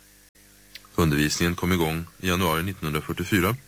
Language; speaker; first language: Swedish; native; Swedish